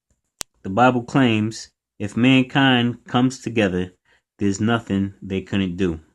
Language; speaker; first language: English; native; English